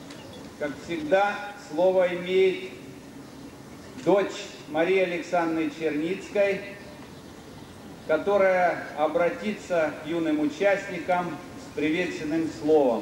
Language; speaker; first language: Russian; native; Russian